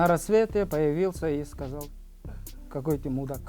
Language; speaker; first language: Russian; non-native, local second language; Kazakh